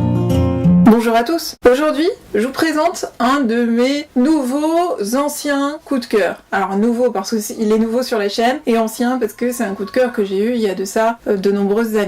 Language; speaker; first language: French; native; French